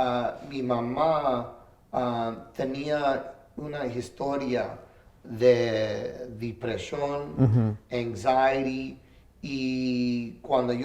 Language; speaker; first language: Spanish; early bilingual, heritage; English